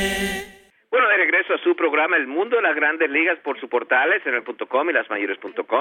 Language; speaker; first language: Spanish; native; Spanish